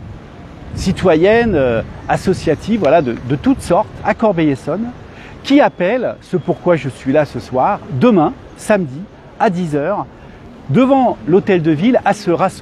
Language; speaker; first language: French; native; French